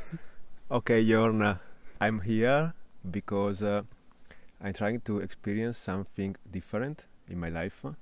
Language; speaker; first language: English; non-native, fluent; Italian